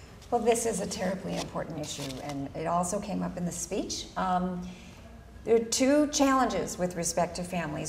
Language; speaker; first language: English; early bilingual, other home language; Spanish